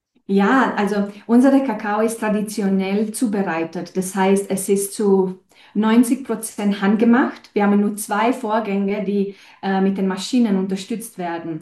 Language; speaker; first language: German; non-native, fluent; Romanian